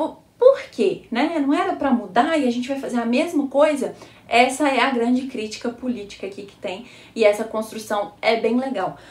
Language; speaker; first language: Portuguese; native; Portuguese